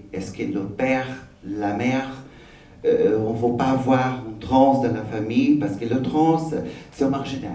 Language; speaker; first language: French; non-native, learner; Portuguese